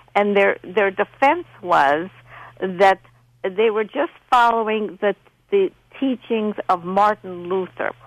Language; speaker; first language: English; non-native, fluent; Polish